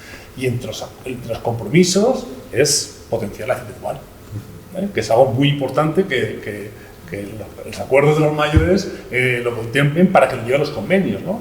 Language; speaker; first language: Spanish; native; Spanish